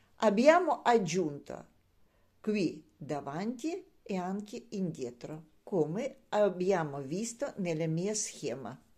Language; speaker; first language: Italian; non-native, learner; Russian